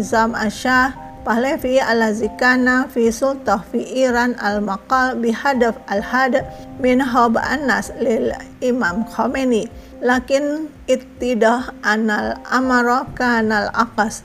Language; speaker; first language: Arabic; non-native, learner; Indonesian